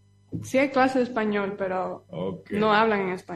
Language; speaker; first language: Spanish; early bilingual, heritage; Spanish